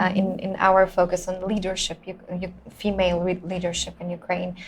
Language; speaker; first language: English; non-native, fluent; Russian